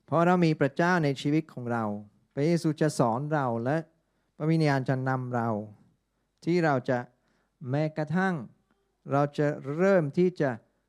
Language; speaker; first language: Thai; non-native, fluent; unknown